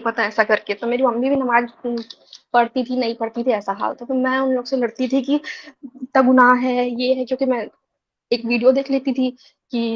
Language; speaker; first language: Hindi; native; Hindi